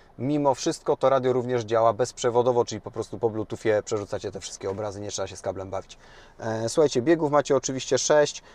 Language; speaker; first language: Polish; native; Polish